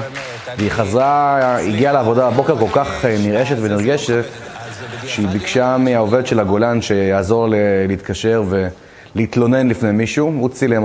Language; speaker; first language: Hebrew; native; Hebrew